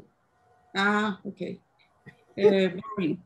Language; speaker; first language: English; non-native, learner; Spanish